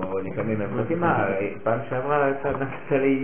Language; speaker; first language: Hebrew; non-native, fluent; French